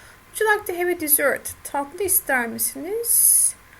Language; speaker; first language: English; non-native, fluent; Turkish